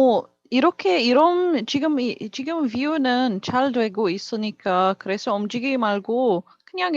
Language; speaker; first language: Korean; non-native, learner; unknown